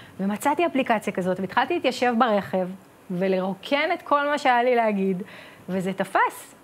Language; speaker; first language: Hebrew; native; Hebrew